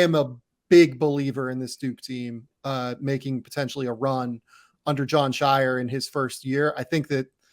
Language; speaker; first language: English; native; English